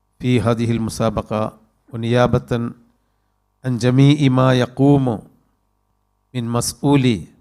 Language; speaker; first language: Arabic; non-native, fluent; Malayalam